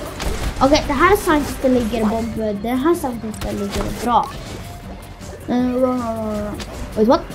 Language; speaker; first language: Swedish; early bilingual, other home language; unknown